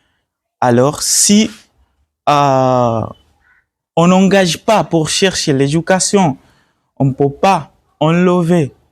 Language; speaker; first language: French; non-native, learner; Swahili